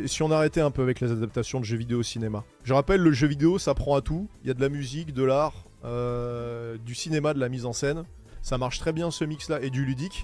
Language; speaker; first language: French; native; French